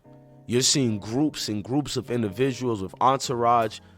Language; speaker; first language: English; native; English